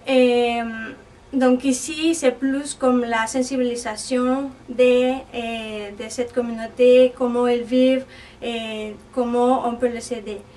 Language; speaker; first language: French; non-native, fluent; Spanish